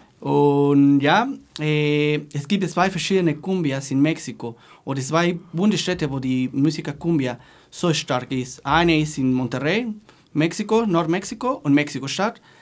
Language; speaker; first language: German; non-native, fluent; Spanish